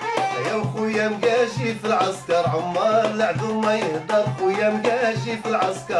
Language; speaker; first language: Arabic; native; Arabic